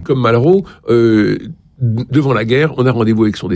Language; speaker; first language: French; native; French